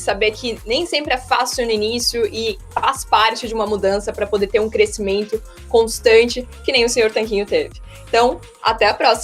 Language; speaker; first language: Portuguese; native; Portuguese